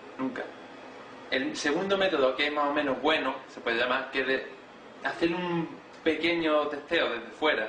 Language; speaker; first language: Spanish; native; Spanish